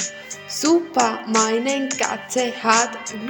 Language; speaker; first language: German; non-native, learner; Spanish